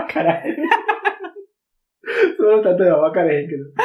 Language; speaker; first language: Japanese; native; Japanese